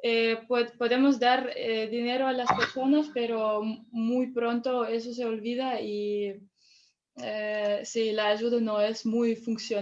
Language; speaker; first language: Spanish; non-native, fluent; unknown